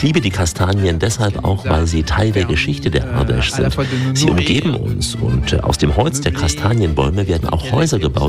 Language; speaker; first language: German; native; German